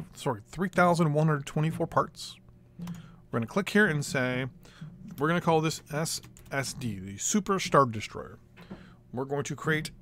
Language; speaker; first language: English; native; English